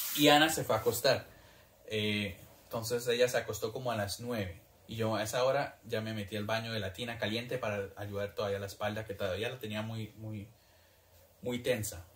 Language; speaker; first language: Spanish; early bilingual, heritage; Spanish